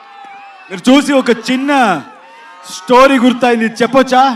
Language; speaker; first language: Telugu; non-native, local second language; Kannada